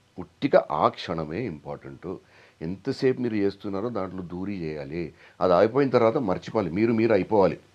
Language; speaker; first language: Telugu; non-native, local second language; Hindi